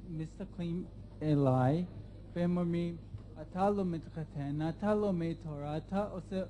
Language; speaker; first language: Hebrew; non-native, learner; English